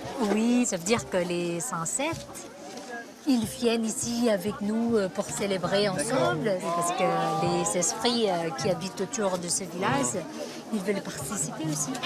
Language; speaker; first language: French; non-native, fluent; Indonesian